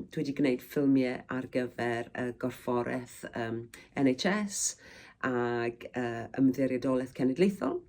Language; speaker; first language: Welsh; native; Welsh